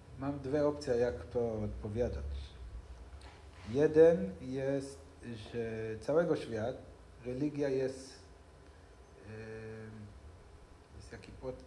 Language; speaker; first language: Polish; non-native, learner; Hebrew